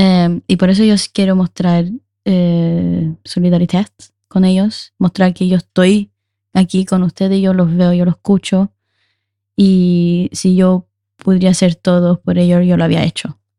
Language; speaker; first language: Spanish; early bilingual, heritage; Spanish